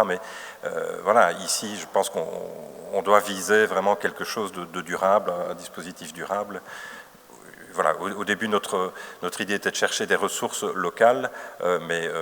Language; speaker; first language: French; native; French